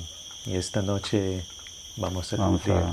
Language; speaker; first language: Spanish; non-native, fluent; English